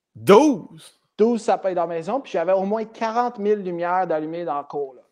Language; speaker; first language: French; non-native, local second language; English